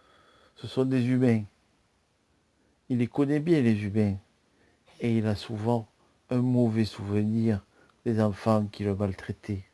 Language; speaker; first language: French; native; French